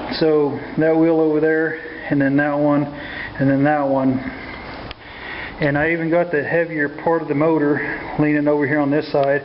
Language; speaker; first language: English; native; English